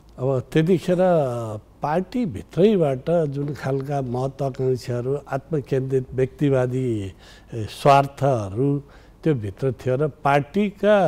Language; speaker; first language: Nepali; native; Nepali